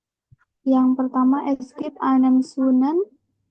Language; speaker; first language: German; non-native, learner; Indonesian